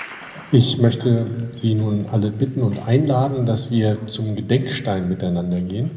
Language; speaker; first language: German; native; German